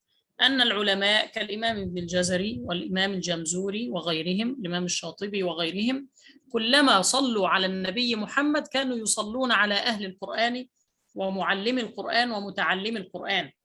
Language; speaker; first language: Arabic; native; Arabic